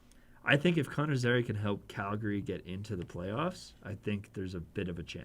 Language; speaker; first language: English; native; English